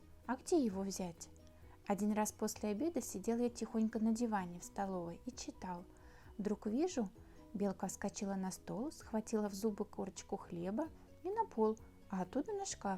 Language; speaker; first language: Russian; native; Russian